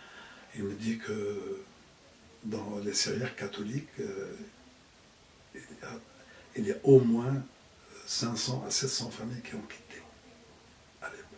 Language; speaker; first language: French; non-native, fluent; Arabic